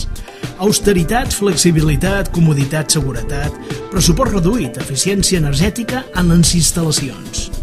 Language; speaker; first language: Catalan; native; Catalan